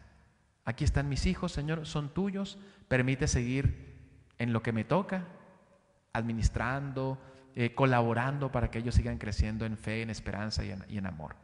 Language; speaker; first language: Spanish; native; Spanish